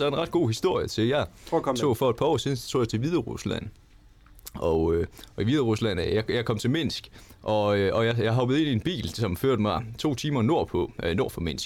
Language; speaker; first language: Danish; native; Danish